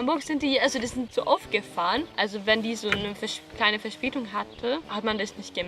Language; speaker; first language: German; non-native, fluent; Swedish